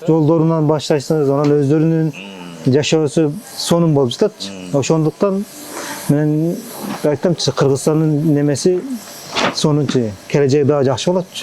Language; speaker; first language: Kyrgyz; early bilingual, heritage; Kyrgyz